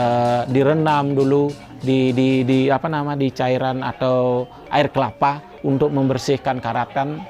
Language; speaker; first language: Indonesian; native; Indonesian